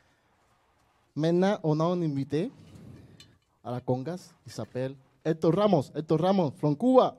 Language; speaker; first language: French; non-native, learner; Spanish